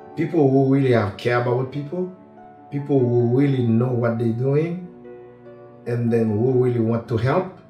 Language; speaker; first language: English; non-native, fluent; Haitian Creole